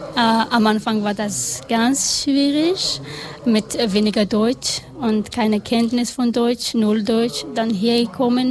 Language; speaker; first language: German; non-native, learner; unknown